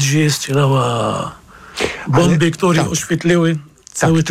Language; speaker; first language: Polish; non-native, fluent; Arabic